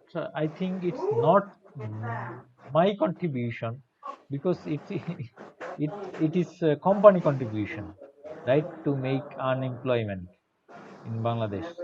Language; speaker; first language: English; non-native, learner; Bangla